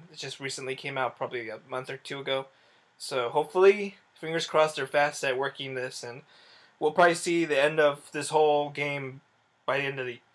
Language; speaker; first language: English; native; English